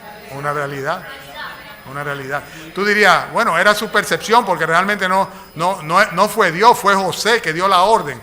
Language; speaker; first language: Spanish; native; Spanish